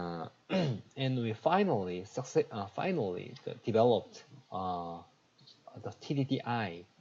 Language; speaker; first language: English; non-native, learner; Korean